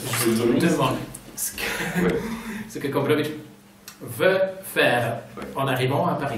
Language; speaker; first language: French; non-native, fluent; Polish